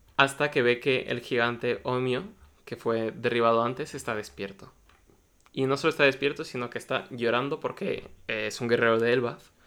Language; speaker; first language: Spanish; early bilingual, other home language; Russian